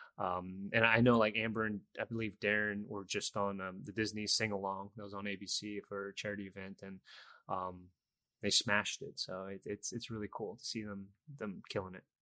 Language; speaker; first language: English; early bilingual, other home language; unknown